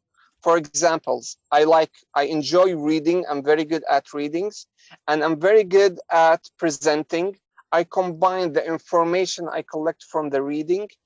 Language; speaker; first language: English; non-native, fluent; Arabic